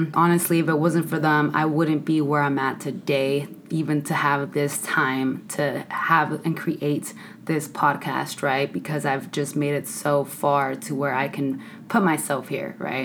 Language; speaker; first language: English; native; English